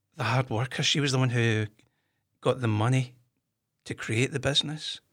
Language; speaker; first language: English; native; English